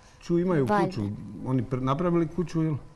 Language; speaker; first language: Bosnian; native; Bosnian